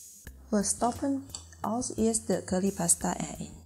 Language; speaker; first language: Dutch; non-native, learner; Thai